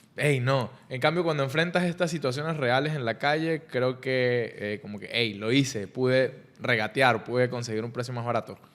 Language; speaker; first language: Spanish; native; Spanish